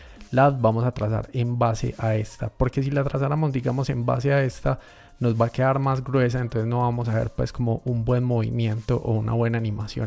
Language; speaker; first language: Spanish; native; Spanish